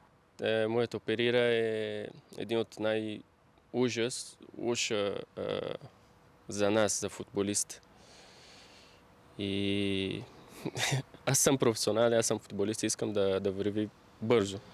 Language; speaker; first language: Bulgarian; non-native, learner; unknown